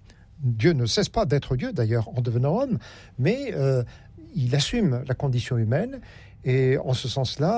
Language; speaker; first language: French; native; French